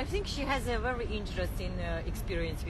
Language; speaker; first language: English; non-native, learner; Russian